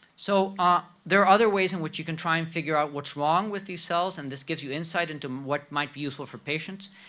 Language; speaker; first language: English; non-native, fluent; Spanish